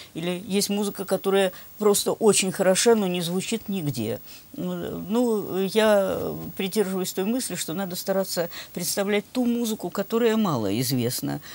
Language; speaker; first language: Russian; native; Russian